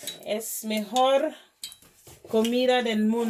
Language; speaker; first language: Spanish; non-native, learner; English